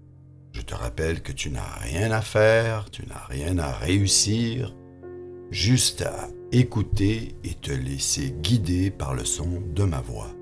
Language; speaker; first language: French; native; French